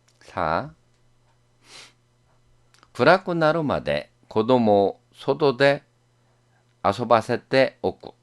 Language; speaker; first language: Japanese; non-native, fluent; Korean